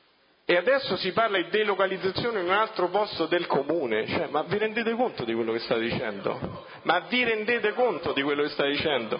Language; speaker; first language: Italian; native; Italian